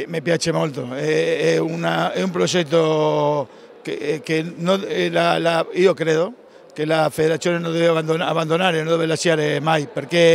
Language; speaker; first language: Italian; non-native, fluent; Spanish